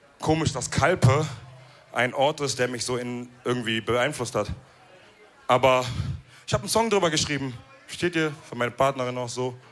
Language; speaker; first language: German; early bilingual, other home language; Wolof